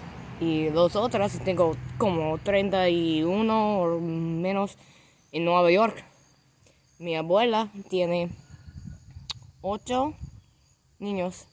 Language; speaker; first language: Spanish; non-native, learner; English